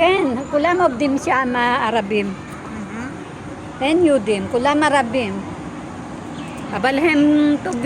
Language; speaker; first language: Hebrew; non-native, learner; Filipino